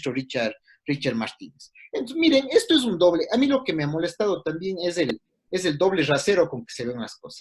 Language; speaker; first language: Spanish; native; Spanish